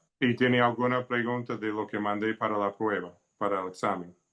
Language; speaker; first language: Spanish; early bilingual, heritage; Spanish